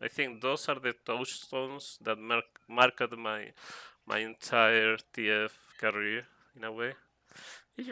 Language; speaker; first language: English; non-native, fluent; Spanish